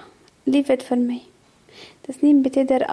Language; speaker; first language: Swedish; non-native, learner; Arabic